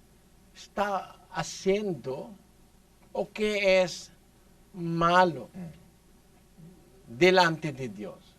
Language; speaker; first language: Spanish; non-native, learner; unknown